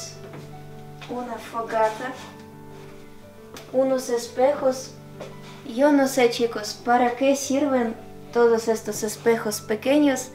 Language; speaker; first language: Spanish; non-native, fluent; Ukrainian